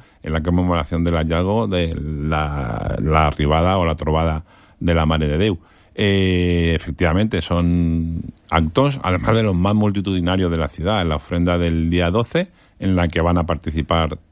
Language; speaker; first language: Spanish; native; Spanish